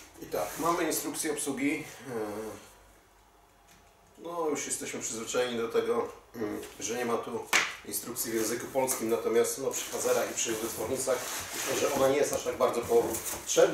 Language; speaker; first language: Polish; native; Polish